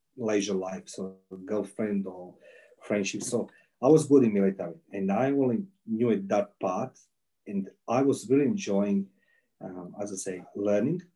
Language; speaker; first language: English; non-native, learner; Croatian